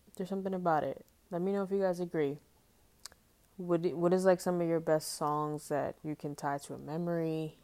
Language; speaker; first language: English; native; English